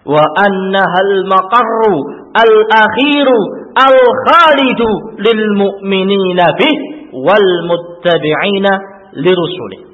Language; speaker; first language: Arabic; non-native, fluent; Indonesian